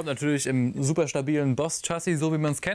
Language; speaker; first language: German; native; German